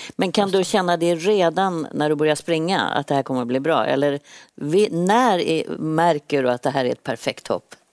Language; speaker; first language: Swedish; native; Swedish